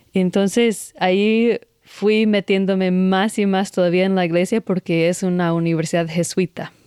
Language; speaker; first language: Spanish; non-native, fluent; English